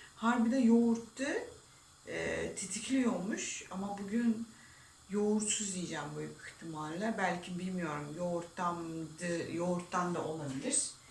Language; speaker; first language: Turkish; non-native, fluent; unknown